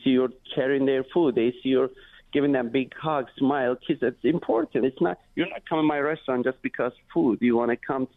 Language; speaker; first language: English; non-native, fluent; Turkish